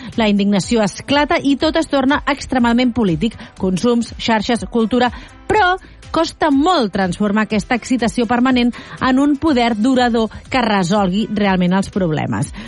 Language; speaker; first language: Catalan; native; Catalan